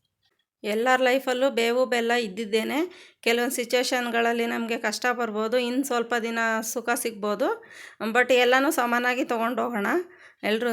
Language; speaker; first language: Kannada; native; Kannada